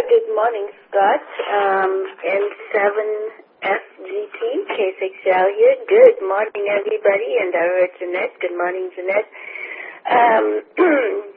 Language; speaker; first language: English; non-native, fluent; German